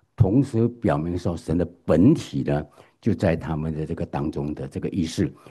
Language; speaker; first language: Chinese; native; Chinese